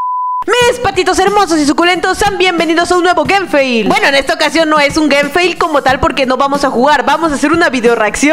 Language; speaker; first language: Spanish; native; Spanish